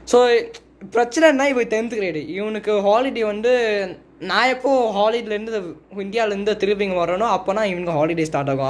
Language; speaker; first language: Tamil; early bilingual, heritage; Tamil